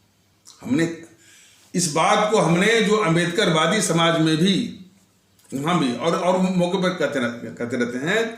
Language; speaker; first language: Hindi; native; Hindi